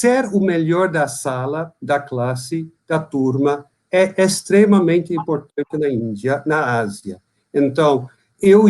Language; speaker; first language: Portuguese; non-native, fluent; Dutch